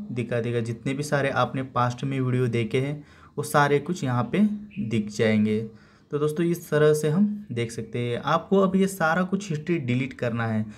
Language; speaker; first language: Hindi; non-native, local second language; Marathi